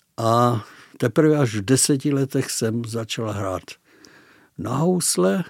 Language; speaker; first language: Czech; non-native, local second language; Slovak